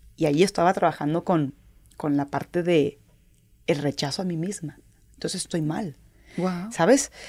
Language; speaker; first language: Spanish; native; Spanish